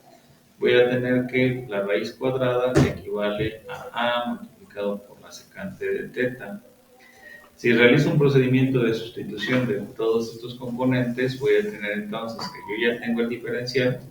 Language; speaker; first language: Spanish; native; Spanish